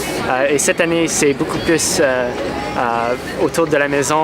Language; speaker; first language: French; non-native, local second language; English